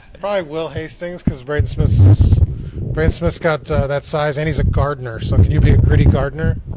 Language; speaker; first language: English; native; English